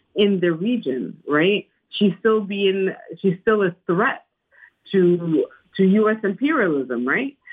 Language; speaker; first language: English; non-native, fluent; Spanish